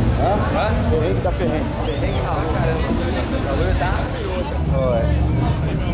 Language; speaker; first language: Portuguese; native; Portuguese